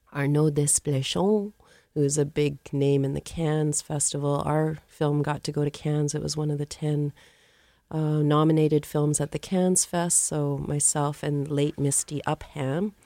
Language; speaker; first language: English; native; English